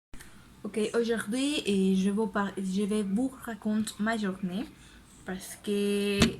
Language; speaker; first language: French; non-native, learner; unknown